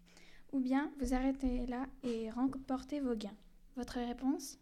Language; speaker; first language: French; native; French